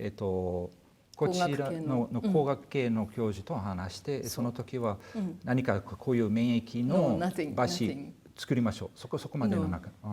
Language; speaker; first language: Japanese; non-native, fluent; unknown